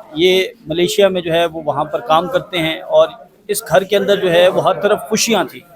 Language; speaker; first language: Urdu; non-native, local second language; Pashto